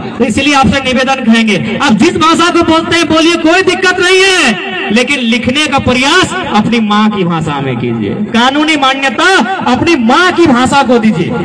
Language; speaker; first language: Hindi; non-native, local second language; Magahi